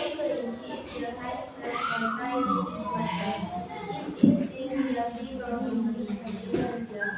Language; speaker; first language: English; non-native, learner; Indonesian